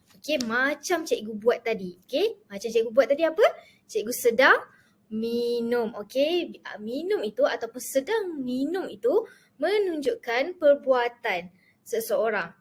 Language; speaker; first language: Malay; native; Malay